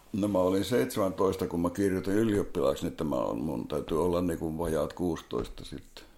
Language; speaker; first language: Finnish; non-native, local second language; Swedish